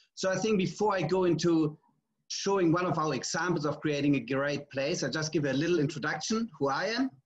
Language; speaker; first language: English; non-native, fluent; German